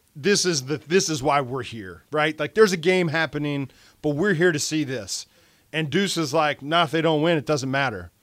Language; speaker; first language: English; native; English